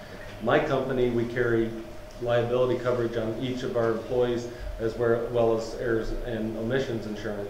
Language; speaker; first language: English; native; English